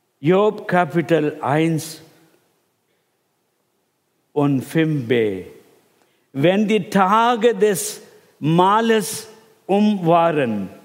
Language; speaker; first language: German; non-native, fluent; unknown